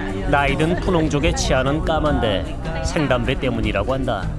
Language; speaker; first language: Korean; native; Korean